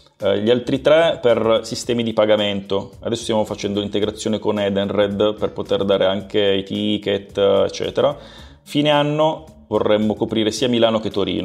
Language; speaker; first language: Italian; native; Italian